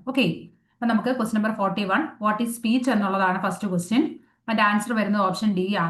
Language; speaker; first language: Malayalam; native; Malayalam